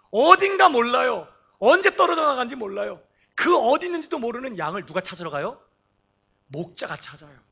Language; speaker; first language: Korean; native; Korean